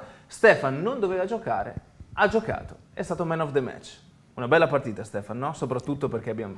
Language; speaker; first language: Italian; native; Italian